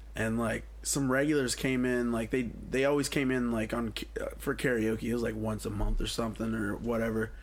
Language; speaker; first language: English; native; English